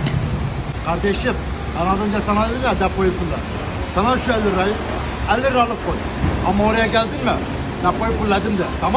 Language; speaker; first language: Turkish; native; Turkish